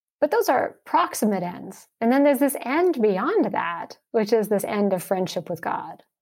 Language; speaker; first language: English; early bilingual, heritage; English